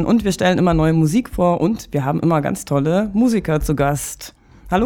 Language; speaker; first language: German; native; German